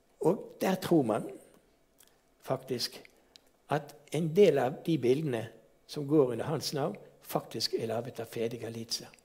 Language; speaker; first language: Norwegian; native; Norwegian